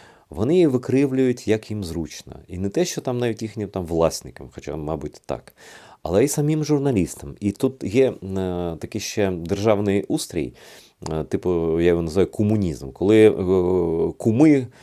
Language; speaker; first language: Ukrainian; non-native, fluent; Russian